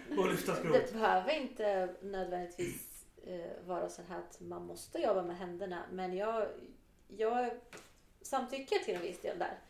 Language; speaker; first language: Swedish; non-native, fluent; Portuguese